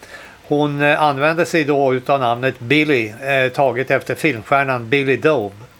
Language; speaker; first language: Swedish; native; Swedish